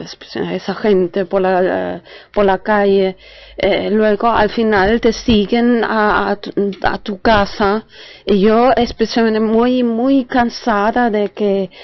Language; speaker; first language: Spanish; non-native, fluent; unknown